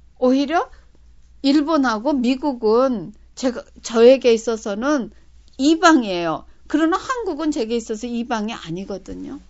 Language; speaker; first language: Korean; native; Korean